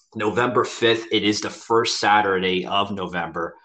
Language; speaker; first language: English; native; English